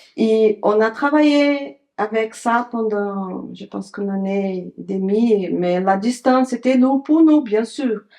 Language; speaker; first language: French; non-native, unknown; Portuguese